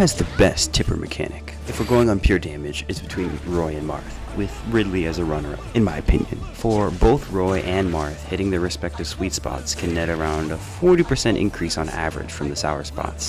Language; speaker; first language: English; native; English